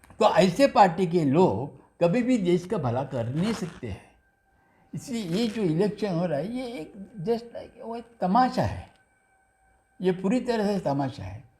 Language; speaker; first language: Hindi; non-native, local second language; Gujarati